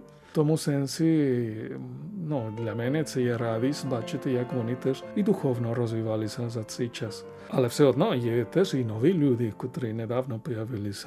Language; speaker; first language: Ukrainian; non-native, fluent; Spanish